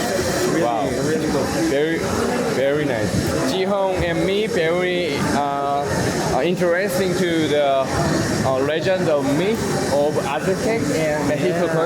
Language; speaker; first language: English; non-native, learner; Korean